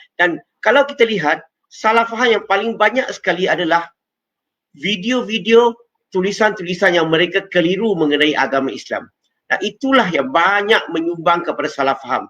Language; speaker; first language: Malay; non-native, local second language; Chinese